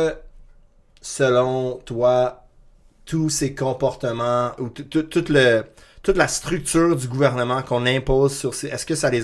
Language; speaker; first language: French; non-native, local second language; English